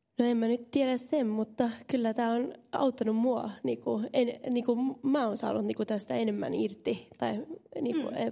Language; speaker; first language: Finnish; non-native, local second language; Swedish